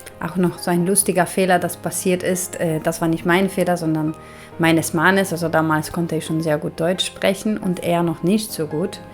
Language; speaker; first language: German; non-native, fluent; Polish